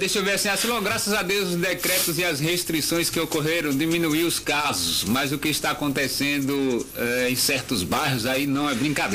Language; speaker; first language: Portuguese; native; Portuguese